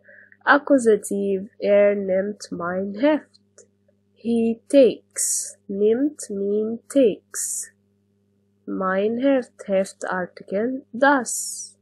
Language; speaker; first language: German; non-native, fluent; Arabic